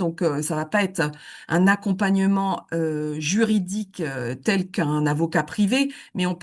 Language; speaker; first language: French; native; French